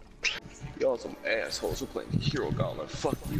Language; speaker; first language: English; native; English